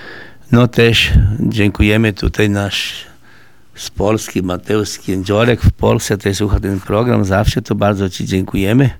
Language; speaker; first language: Polish; early bilingual, heritage; Portuguese